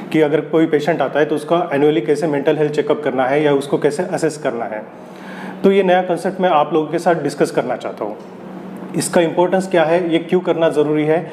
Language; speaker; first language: Hindi; non-native, local second language; Marathi